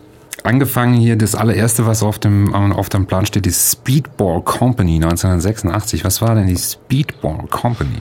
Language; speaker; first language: German; native; German